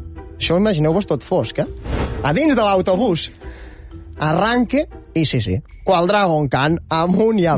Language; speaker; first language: Catalan; native; Catalan